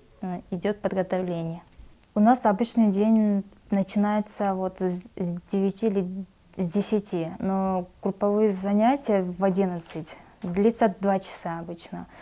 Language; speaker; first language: Russian; non-native, local second language; Kyrgyz